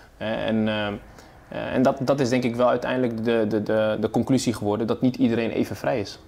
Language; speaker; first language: Dutch; early bilingual, other home language; Arabic